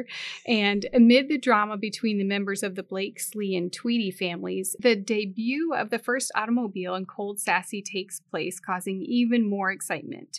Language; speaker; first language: English; native; English